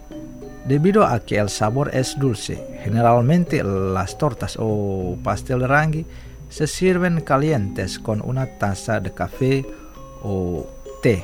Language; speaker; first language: Spanish; non-native, fluent; Indonesian